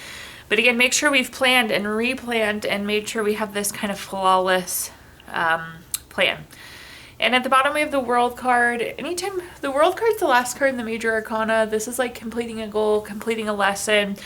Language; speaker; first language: English; native; English